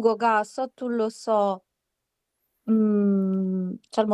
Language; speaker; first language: Korean; non-native, learner; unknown